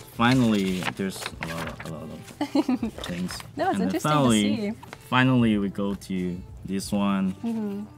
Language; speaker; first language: English; non-native, local second language; Cantonese